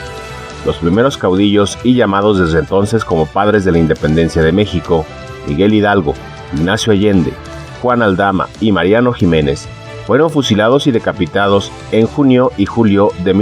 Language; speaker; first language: Spanish; native; Spanish